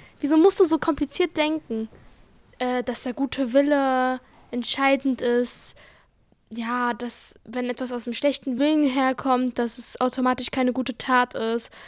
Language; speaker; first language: German; early bilingual, other home language; Arabic